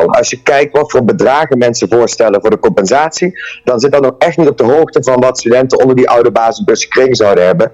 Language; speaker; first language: Dutch; native; Dutch